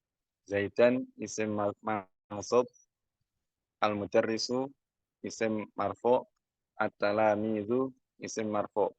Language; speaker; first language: Arabic; non-native, learner; Indonesian